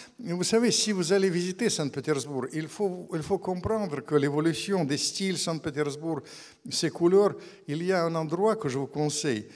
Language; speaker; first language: French; non-native, fluent; Russian